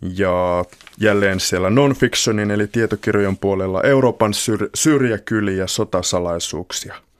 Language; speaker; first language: Finnish; native; Finnish